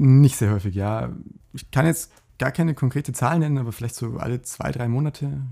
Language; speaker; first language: German; native; German